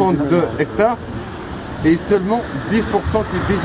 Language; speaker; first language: French; non-native, local second language; Arabic